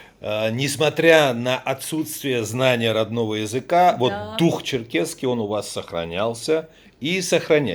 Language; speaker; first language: Russian; native; Russian